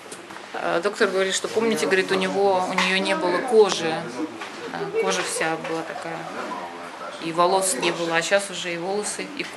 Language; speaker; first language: Russian; native; Russian